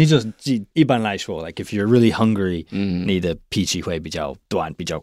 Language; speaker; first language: Chinese; non-native, fluent; English